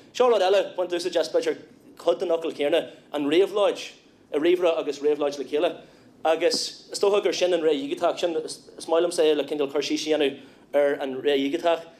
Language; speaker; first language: Irish; non-native, local second language; English